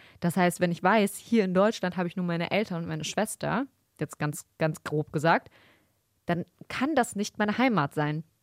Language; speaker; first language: German; early bilingual, other home language; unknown